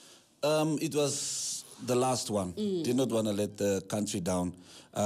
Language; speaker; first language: English; non-native, local second language; Afrikaans